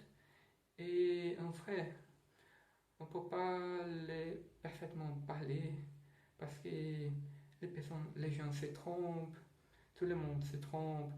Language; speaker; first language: French; non-native, learner; Portuguese